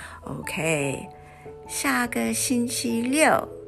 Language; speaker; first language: Chinese; non-native, fluent; English